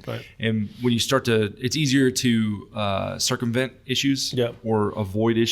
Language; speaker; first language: English; native; English